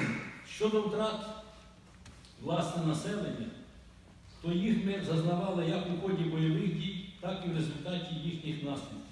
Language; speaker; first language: Ukrainian; native; Ukrainian